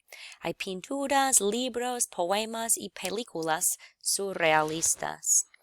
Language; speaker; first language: Spanish; non-native, fluent; English